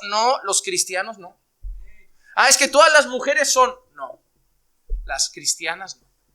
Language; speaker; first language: Spanish; native; Spanish